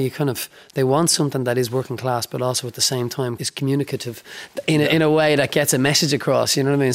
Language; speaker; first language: English; native; English